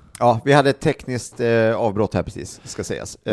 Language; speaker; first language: Swedish; native; Swedish